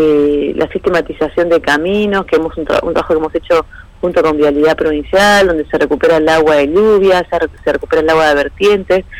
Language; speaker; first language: Spanish; native; Spanish